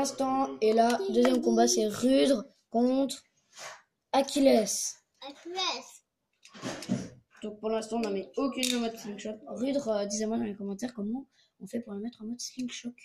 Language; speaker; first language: French; native; French